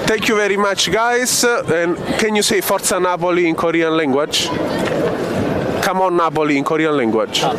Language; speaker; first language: English; non-native, fluent; Italian